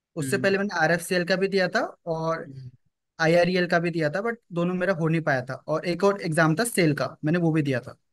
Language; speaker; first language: Hindi; native; Hindi